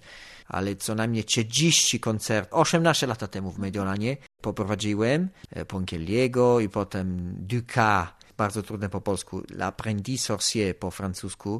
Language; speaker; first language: Polish; non-native, learner; Italian